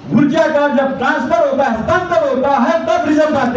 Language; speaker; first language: Hindi; non-native, local second language; Marathi